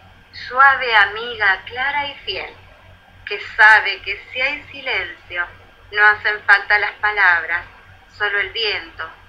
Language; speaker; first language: Spanish; native; Spanish